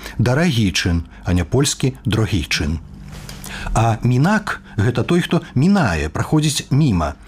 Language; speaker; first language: Belarusian; native; Belarusian